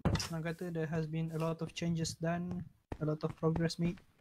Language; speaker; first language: English; non-native, local second language; Malay